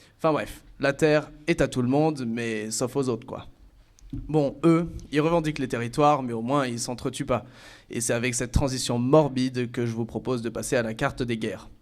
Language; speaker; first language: French; native; French